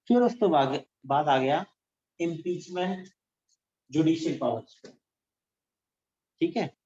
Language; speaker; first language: Hindi; non-native, local second language; Punjabi